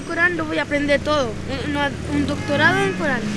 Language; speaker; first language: Spanish; early bilingual, other home language; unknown